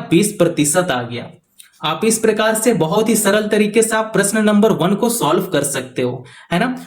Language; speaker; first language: Hindi; native; Hindi